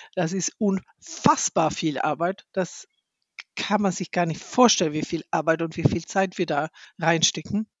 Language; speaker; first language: German; non-native, fluent; Swedish